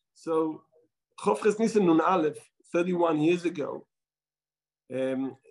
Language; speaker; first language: English; non-native, fluent; Hebrew